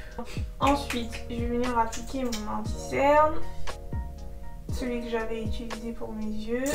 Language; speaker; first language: French; native; French